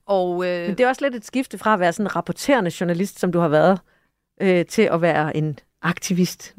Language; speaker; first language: Danish; native; Danish